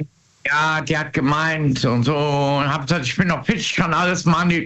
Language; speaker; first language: German; native; German